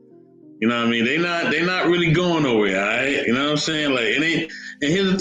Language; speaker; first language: English; native; English